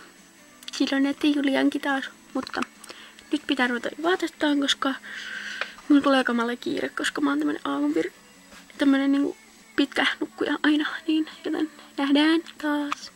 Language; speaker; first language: Finnish; native; Finnish